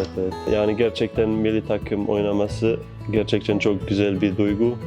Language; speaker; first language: Turkish; non-native, fluent; Bosnian